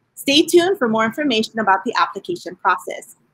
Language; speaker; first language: English; native; English